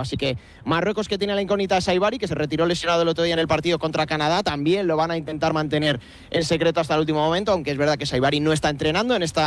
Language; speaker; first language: Spanish; native; Spanish